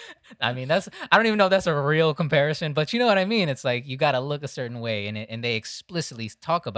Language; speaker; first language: English; native; English